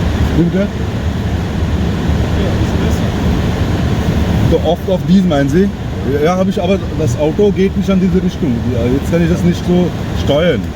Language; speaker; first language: German; non-native, learner; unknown